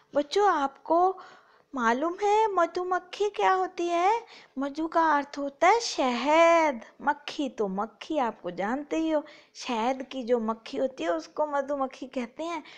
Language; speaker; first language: Hindi; non-native, local second language; Punjabi